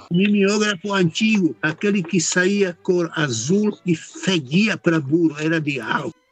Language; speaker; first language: Portuguese; non-native, fluent; Czech